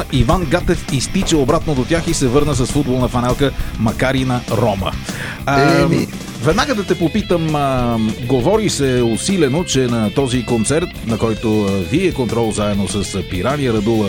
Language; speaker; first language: Bulgarian; native; Bulgarian